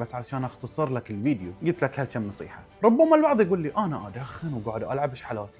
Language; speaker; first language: Arabic; native; Arabic